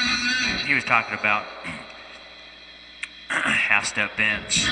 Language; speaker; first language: English; native; English